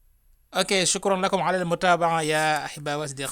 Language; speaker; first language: Arabic; non-native, fluent; Wolof